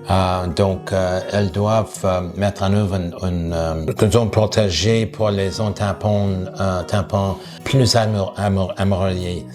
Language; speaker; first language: French; non-native, local second language; English